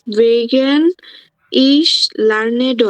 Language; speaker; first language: German; non-native, learner; Bangla